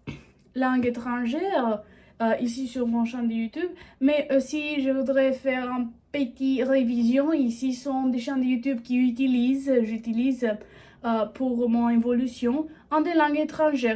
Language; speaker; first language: French; non-native, learner; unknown